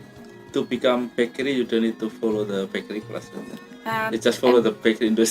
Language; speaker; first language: English; non-native, learner; Indonesian